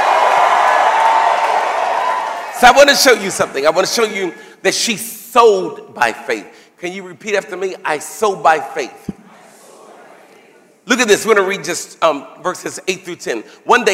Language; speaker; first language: English; native; English